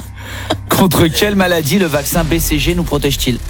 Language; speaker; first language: French; native; French